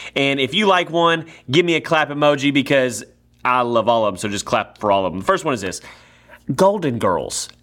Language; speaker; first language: English; native; English